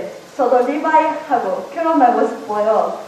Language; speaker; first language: Korean; non-native, learner; Japanese